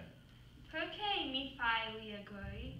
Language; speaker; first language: Italian; non-native, learner; English